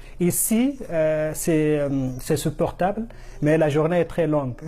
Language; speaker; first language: French; non-native, fluent; Arabic